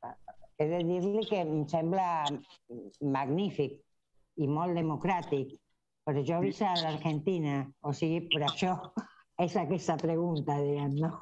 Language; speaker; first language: Catalan; early bilingual, heritage; Spanish